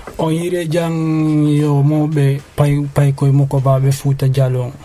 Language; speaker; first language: Italian; non-native, learner; Fula